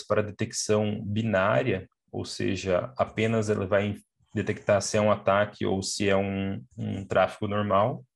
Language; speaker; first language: Portuguese; native; Portuguese